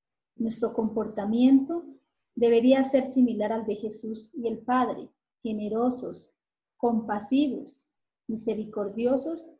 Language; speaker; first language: Spanish; native; Spanish